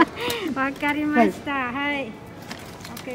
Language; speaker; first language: Japanese; non-native, learner; Filipino